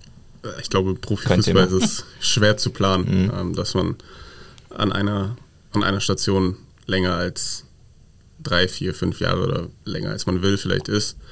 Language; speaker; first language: German; native; German